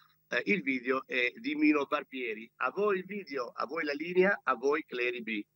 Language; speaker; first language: Italian; native; Italian